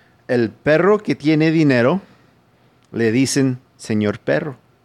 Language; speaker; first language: Spanish; early bilingual, heritage; Spanish